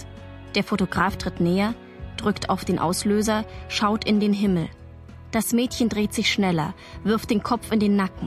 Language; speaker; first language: German; native; German